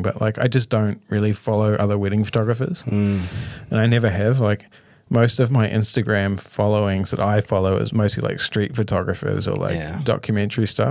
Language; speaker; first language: English; native; English